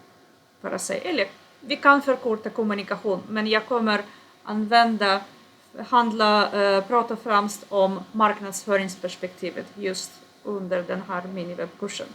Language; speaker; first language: Swedish; non-native, fluent; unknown